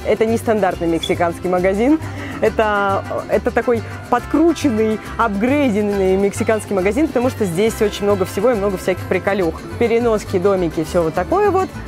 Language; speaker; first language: Russian; native; Russian